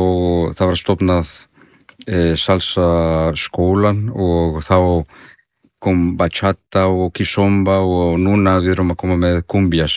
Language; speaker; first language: Icelandic; non-native, fluent; Spanish